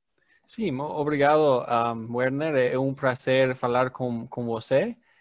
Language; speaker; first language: Portuguese; non-native, learner; English